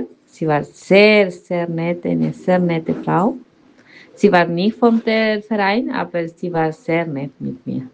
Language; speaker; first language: German; non-native, fluent; Spanish